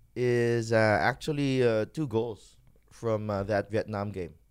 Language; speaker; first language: English; non-native, local second language; Hiligaynon